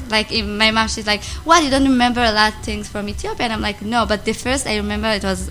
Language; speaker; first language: English; non-native, learner; Amharic